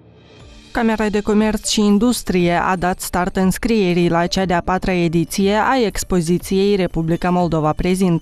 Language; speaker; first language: Romanian; native; Romanian